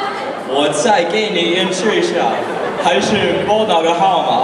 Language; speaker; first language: Chinese; non-native, learner; English